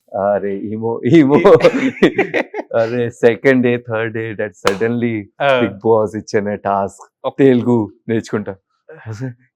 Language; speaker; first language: Telugu; non-native, local second language; Hindi